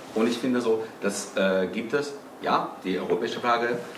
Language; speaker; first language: German; non-native, fluent; Spanish